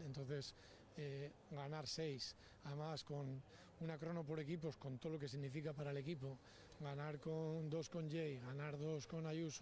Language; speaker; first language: Spanish; native; Spanish